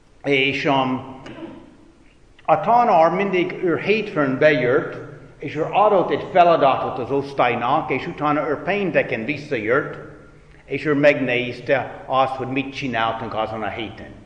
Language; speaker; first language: Hungarian; non-native, fluent; English